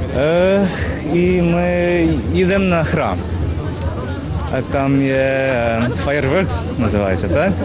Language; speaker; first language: Ukrainian; non-native, learner; Chinese